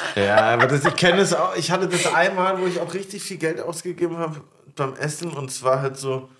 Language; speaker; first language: German; native; German